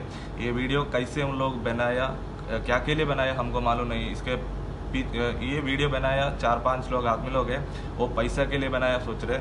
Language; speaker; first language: Hindi; non-native, learner; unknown